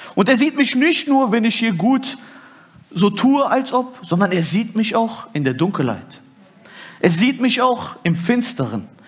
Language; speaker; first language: German; early bilingual, other home language; Turkish